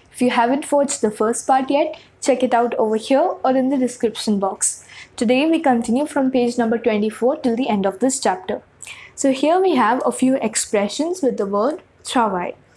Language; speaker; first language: English; non-native, local second language; Hindi